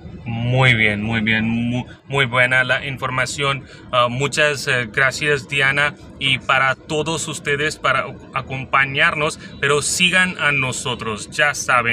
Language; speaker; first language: Spanish; non-native, learner; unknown